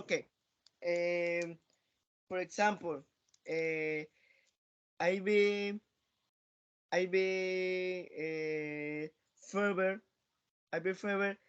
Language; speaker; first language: English; non-native, learner; Spanish